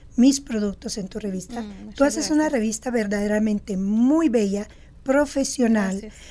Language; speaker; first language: Spanish; native; Spanish